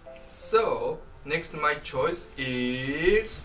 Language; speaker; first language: English; non-native, fluent; Japanese